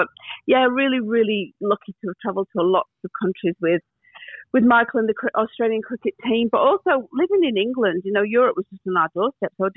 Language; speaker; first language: English; native; English